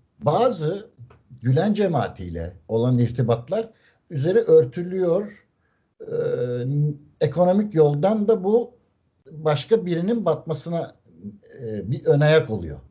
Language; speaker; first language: Turkish; native; Turkish